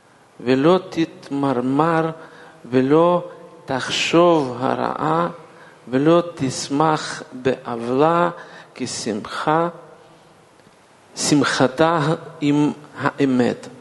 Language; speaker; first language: Hebrew; non-native, fluent; Russian